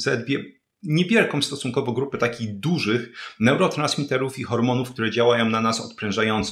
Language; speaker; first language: Polish; native; Polish